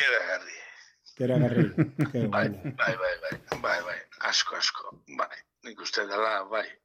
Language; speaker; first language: Basque; native; Basque